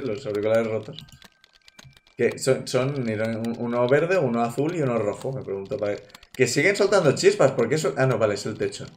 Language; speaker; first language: Spanish; native; Spanish